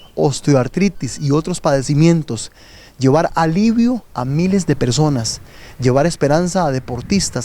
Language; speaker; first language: Spanish; native; Spanish